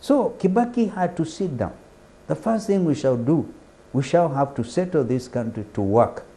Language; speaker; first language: English; non-native, local second language; Kamba